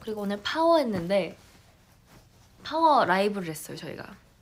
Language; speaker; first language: Korean; native; Korean